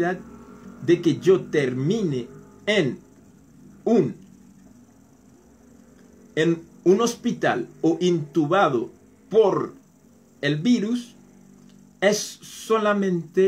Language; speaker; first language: Spanish; non-native, fluent; Haitian Creole